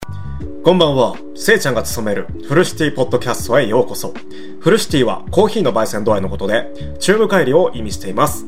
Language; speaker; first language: Japanese; native; Japanese